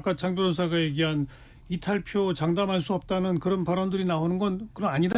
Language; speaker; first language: Korean; native; Korean